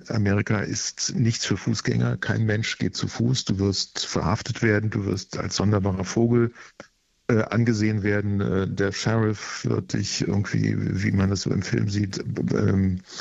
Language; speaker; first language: German; native; German